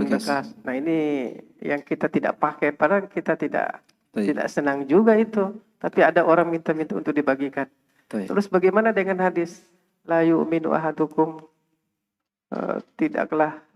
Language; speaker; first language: Indonesian; native; Indonesian